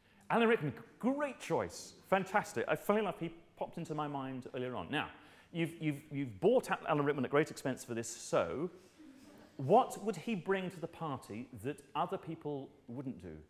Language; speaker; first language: English; native; English